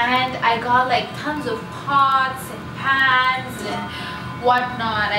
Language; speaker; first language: English; non-native, local second language; Hindi